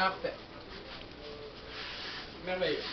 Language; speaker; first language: French; native; French